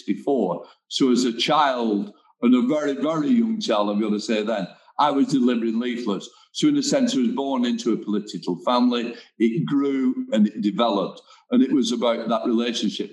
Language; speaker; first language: English; native; English